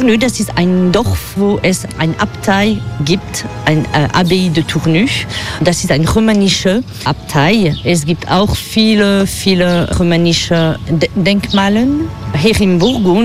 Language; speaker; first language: German; non-native, fluent; French